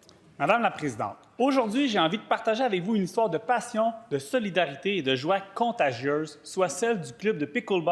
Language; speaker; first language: French; native; French